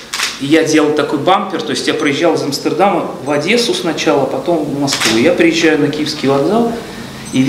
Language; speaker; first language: Russian; native; Russian